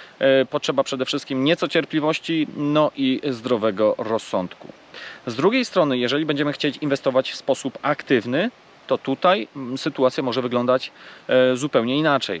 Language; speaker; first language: Polish; native; Polish